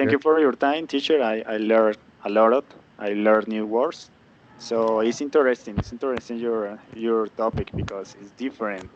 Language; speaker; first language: English; non-native, learner; Spanish